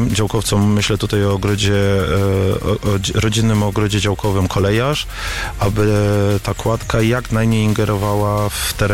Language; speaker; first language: Polish; native; Polish